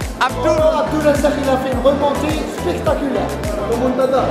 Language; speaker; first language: French; native; French